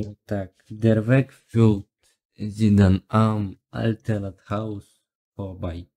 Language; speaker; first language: German; non-native, learner; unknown